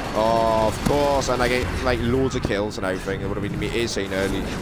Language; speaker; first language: English; native; English